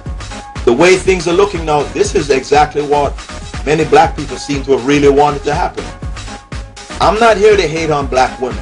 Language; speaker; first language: English; native; English